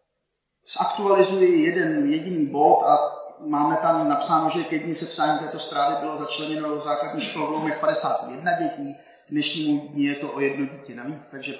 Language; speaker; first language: Czech; native; Czech